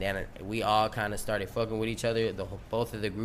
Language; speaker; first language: English; early bilingual, other home language; Spanish